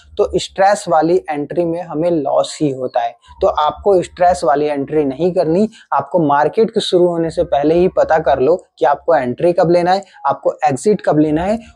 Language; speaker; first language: Hindi; native; Hindi